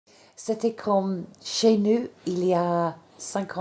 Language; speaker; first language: French; non-native, fluent; English